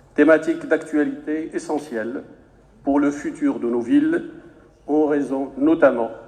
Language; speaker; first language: French; non-native, local second language; Arabic